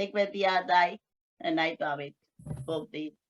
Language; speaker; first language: Welsh; non-native, learner; English